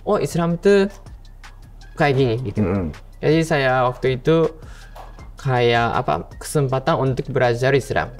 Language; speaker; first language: Indonesian; non-native, fluent; Japanese